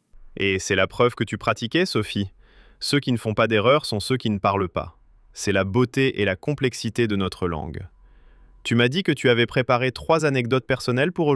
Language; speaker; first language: French; native; French